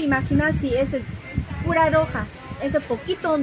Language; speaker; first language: Spanish; non-native, learner; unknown